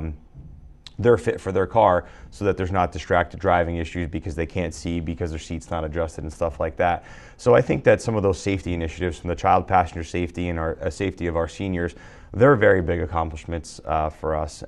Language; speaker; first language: English; native; English